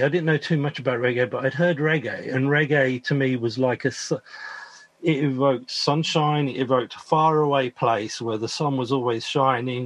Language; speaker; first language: English; native; English